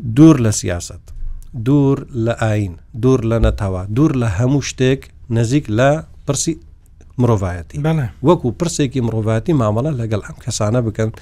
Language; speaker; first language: Central Kurdish; non-native, local second language; Kurdish